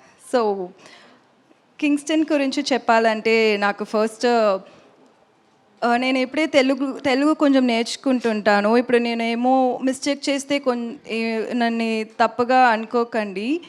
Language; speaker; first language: Telugu; non-native, learner; Tamil